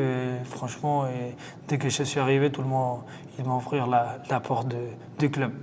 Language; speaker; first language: French; non-native, fluent; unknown